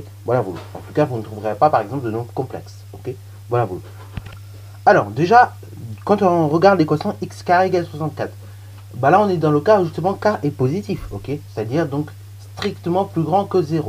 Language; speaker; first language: French; native; French